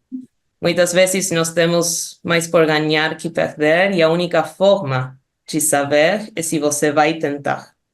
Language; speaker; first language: Portuguese; non-native, fluent; Spanish